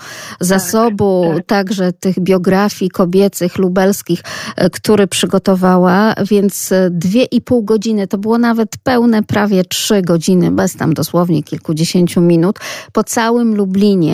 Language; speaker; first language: Polish; native; Polish